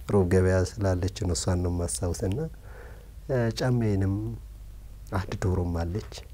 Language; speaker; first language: Amharic; early bilingual, other home language; Oromo